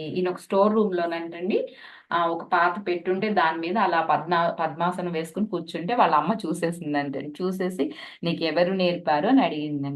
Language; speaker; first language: Telugu; native; Telugu